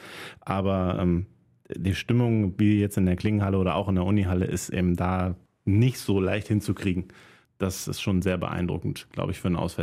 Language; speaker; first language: German; native; German